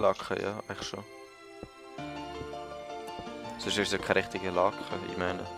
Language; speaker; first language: German; native; German